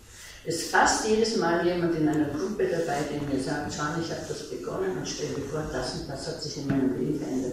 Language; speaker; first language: German; native; German